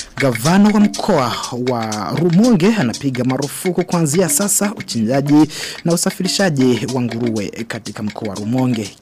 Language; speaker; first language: Swahili; non-native, local second language; Rundi